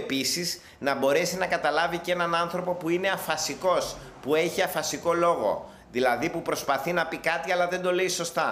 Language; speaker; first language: Greek; native; Greek